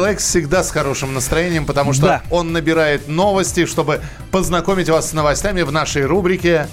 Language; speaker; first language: Russian; native; Russian